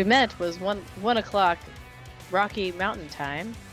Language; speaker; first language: English; native; English